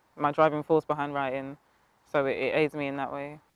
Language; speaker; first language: English; native; English